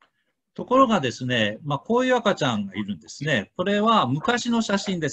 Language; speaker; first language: Japanese; native; Japanese